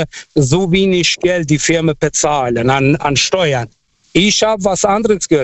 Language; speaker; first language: German; non-native, local second language; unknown